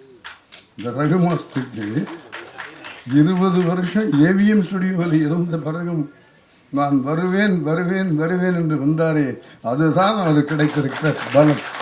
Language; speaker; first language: Tamil; native; Tamil